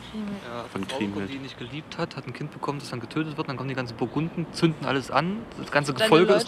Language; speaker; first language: German; native; German